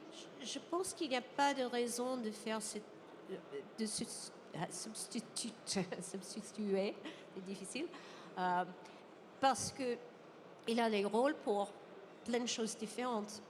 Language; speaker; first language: French; non-native, fluent; English